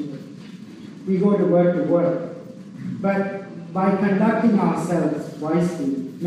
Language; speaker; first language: English; non-native, local second language; Sinhala